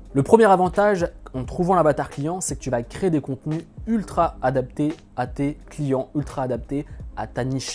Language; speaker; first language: French; native; French